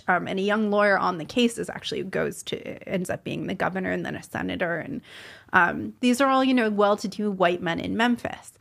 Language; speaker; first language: English; native; English